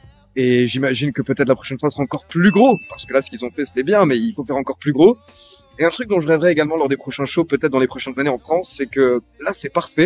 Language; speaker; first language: French; native; French